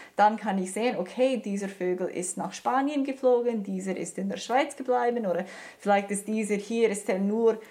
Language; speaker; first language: German; non-native, fluent; English